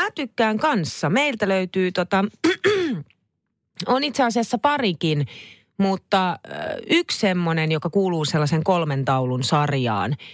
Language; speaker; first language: Finnish; native; Finnish